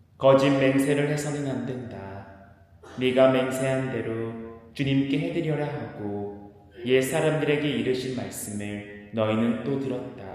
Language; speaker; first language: Korean; native; Korean